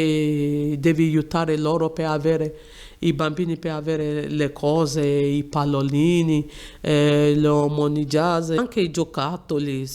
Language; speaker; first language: Italian; non-native, learner; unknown